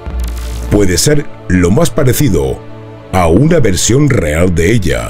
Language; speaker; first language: Spanish; native; Spanish